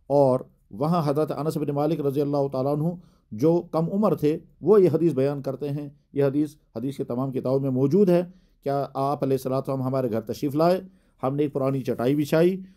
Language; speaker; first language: Urdu; non-native, local second language; Kashmiri